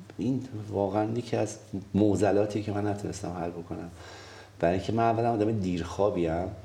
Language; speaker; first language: Persian; native; Persian